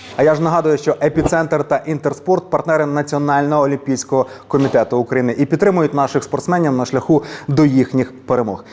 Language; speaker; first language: Ukrainian; native; Ukrainian